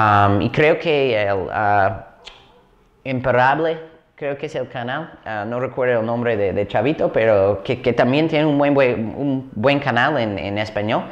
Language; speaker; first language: Spanish; non-native, fluent; English